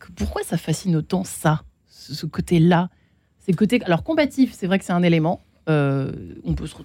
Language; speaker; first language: French; native; French